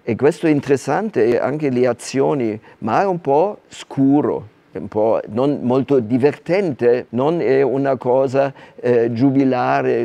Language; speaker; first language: Italian; non-native, fluent; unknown